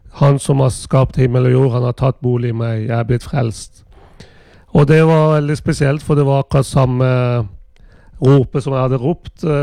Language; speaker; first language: Norwegian; early bilingual, other home language; Persian